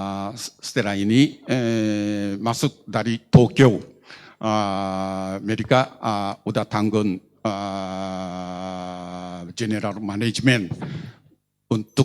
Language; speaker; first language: Indonesian; non-native, learner; Japanese